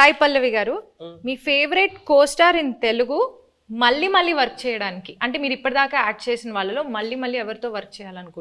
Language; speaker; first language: Telugu; native; Telugu